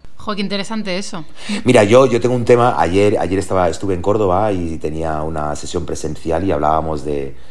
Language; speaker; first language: Spanish; early bilingual, heritage; German